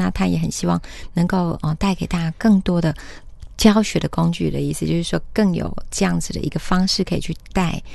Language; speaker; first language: Chinese; native; Chinese